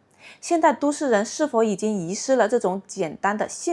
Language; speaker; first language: Chinese; native; Chinese